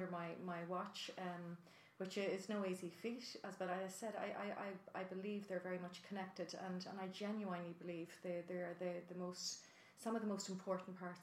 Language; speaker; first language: English; native; English